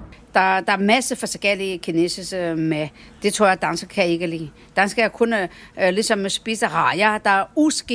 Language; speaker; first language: Danish; non-native, learner; Chinese